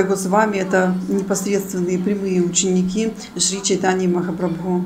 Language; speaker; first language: Russian; native; Russian